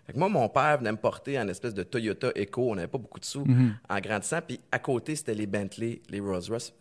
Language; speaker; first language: French; native; French